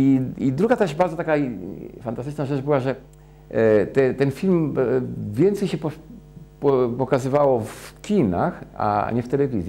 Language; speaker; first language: Polish; early bilingual, heritage; Polish